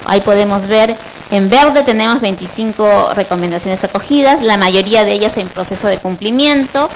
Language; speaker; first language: Spanish; native; Spanish